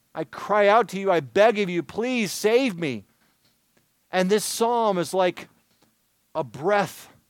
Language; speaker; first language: English; native; English